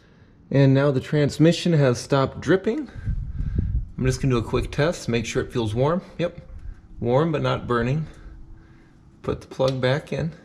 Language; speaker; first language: English; native; English